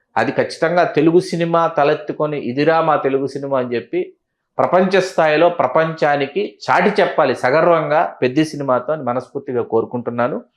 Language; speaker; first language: Telugu; native; Telugu